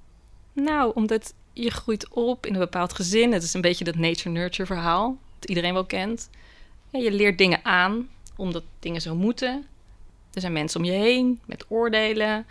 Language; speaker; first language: Dutch; native; Dutch